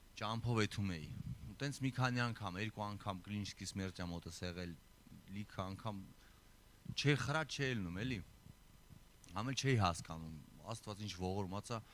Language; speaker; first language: Armenian; early bilingual, heritage; Armenian